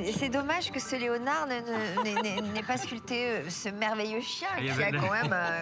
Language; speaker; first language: French; native; French